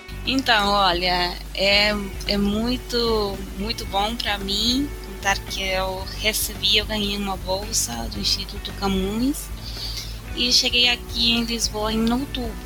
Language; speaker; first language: Portuguese; non-native, fluent; Spanish